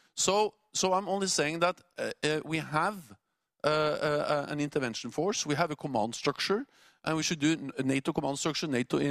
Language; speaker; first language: English; non-native, fluent; Norwegian